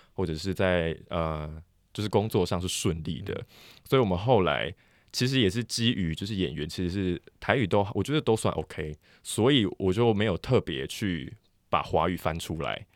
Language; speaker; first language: Chinese; non-native, local second language; Min Nan Chinese